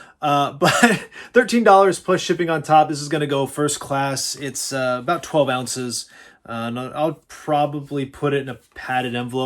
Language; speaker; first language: English; native; English